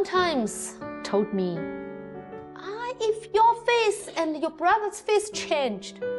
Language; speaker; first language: English; non-native, learner; Chinese